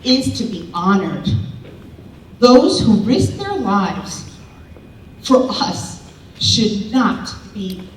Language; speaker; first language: English; early bilingual, other home language; Spanish